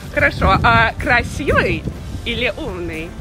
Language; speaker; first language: Russian; native; Russian